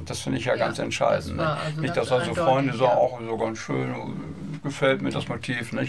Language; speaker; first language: German; native; German